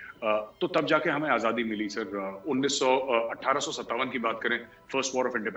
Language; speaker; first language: Hindi; native; Hindi